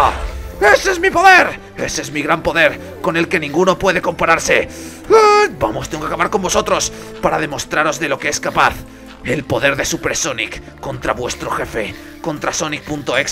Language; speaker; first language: Spanish; native; Spanish